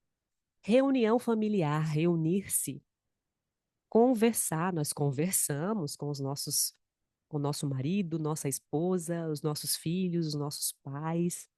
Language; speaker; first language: Portuguese; non-native, fluent; Spanish